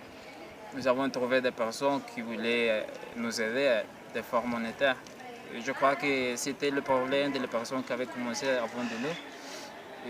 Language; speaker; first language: French; non-native, learner; Spanish